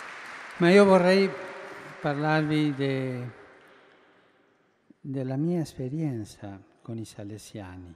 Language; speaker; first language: Italian; early bilingual, heritage; Spanish